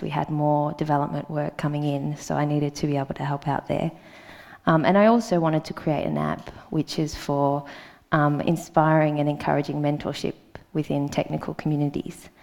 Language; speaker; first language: English; native; English